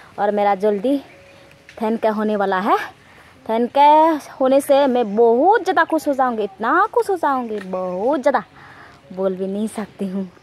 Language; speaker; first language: Hindi; non-native, local second language; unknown